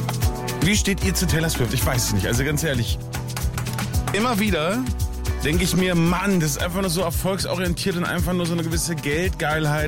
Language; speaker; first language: German; native; German